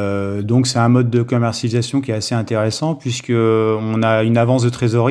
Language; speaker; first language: French; native; French